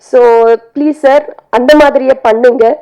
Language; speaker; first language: Tamil; non-native, learner; Telugu